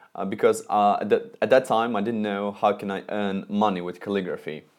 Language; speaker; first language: English; non-native, fluent; Russian